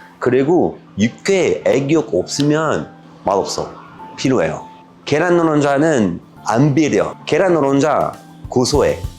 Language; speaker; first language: Korean; non-native, learner; French